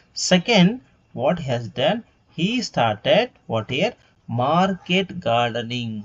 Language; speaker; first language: English; non-native, local second language; Kannada